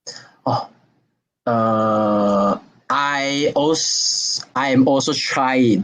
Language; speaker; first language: English; non-native, learner; Chinese